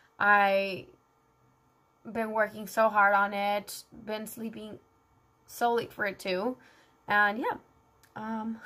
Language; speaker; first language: English; early bilingual, other home language; Spanish